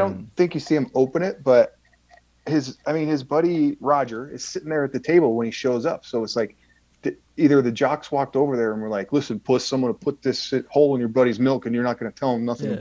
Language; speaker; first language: English; native; English